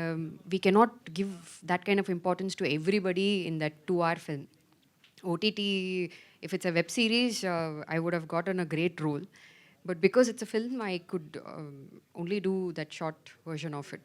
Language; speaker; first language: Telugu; non-native, fluent; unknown